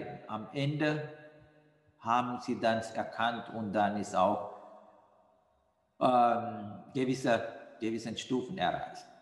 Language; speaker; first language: German; non-native, fluent; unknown